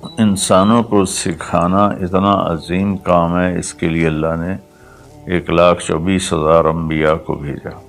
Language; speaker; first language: Urdu; non-native, local second language; Punjabi